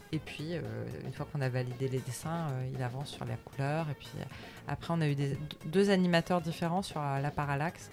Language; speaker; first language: French; early bilingual, other home language; Arabic